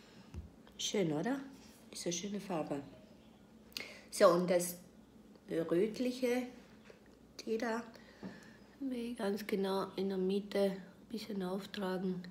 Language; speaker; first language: German; non-native, fluent; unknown